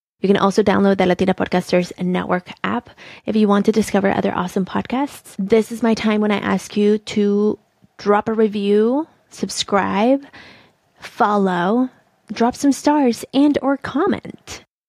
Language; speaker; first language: English; early bilingual, other home language; Spanish